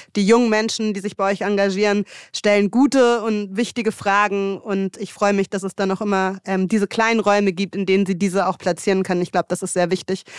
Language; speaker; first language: German; native; German